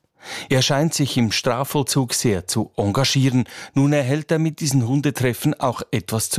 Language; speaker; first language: German; native; German